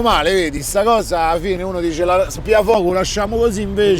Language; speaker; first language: Italian; native; Italian